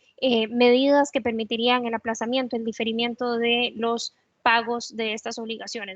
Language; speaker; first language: Spanish; native; Spanish